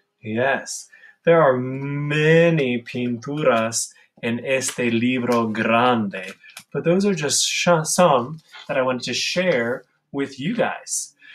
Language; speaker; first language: English; native; English